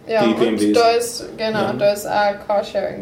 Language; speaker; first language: German; native; German